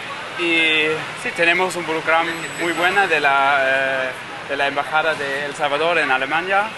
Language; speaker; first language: Spanish; non-native, learner; German